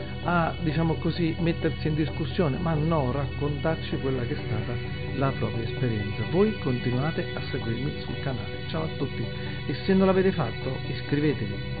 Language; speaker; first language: Italian; native; Italian